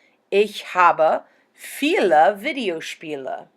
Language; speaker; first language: German; non-native, learner; English